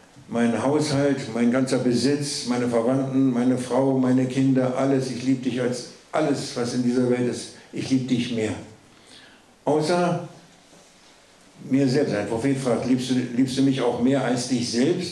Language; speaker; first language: German; native; German